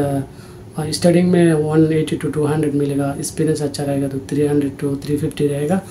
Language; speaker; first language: Hindi; non-native, fluent; Bangla